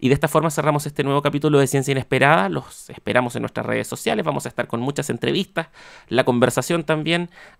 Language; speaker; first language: Spanish; native; Spanish